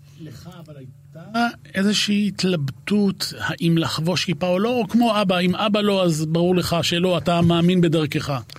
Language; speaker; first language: Hebrew; native; Hebrew